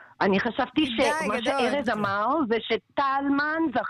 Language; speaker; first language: Hebrew; non-native, fluent; English